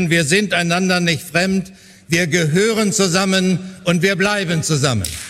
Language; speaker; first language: German; native; German